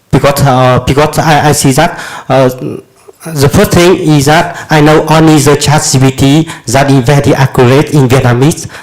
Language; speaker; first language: English; non-native, learner; Vietnamese